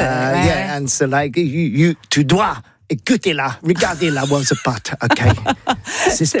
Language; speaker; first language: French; non-native, learner; English